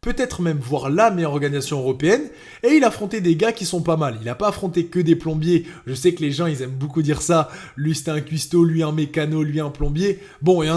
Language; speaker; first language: French; native; French